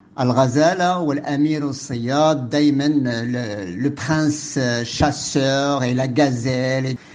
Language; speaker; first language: French; non-native, local second language; Arabic